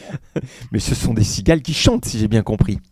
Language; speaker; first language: French; native; French